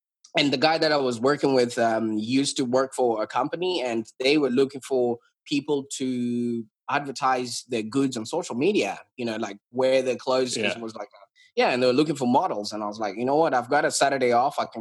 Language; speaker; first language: English; non-native, local second language; Shona